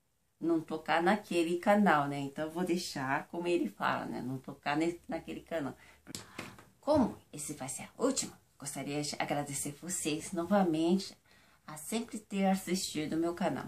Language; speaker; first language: Portuguese; non-native, fluent; Japanese